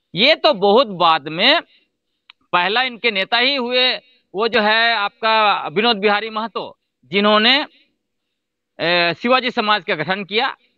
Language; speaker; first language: Hindi; non-native, local second language; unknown